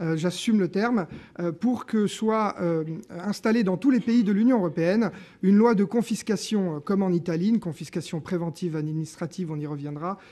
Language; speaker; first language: French; native; French